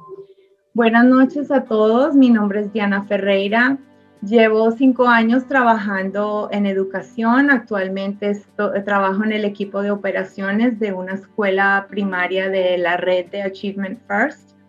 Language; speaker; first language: Spanish; early bilingual, other home language; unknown